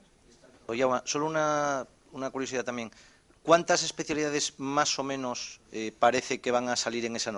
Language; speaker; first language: Spanish; native; Spanish